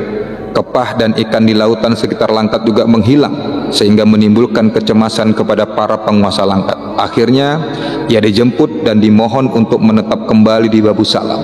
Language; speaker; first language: Indonesian; native; Indonesian